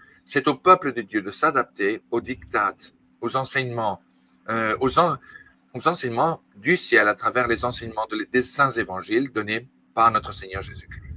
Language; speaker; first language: French; native; French